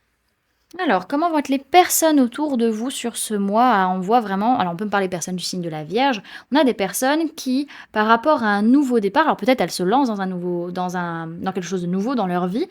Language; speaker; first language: French; native; French